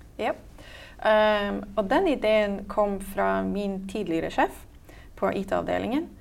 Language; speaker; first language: Norwegian; native; Norwegian